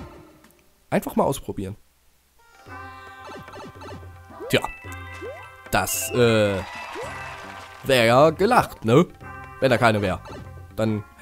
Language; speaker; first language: German; native; German